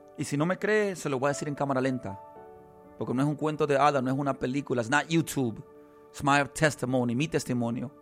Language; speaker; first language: Spanish; early bilingual, heritage; Spanish